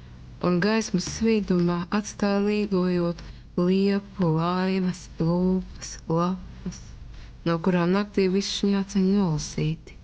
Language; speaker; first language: Latvian; native; Latvian